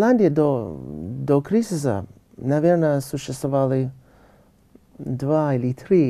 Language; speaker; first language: Russian; non-native, learner; English